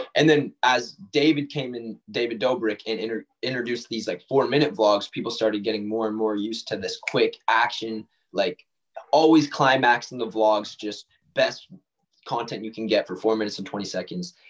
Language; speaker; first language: English; native; English